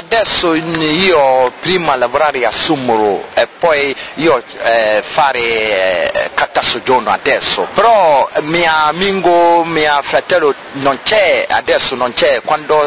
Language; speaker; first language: Italian; non-native, learner; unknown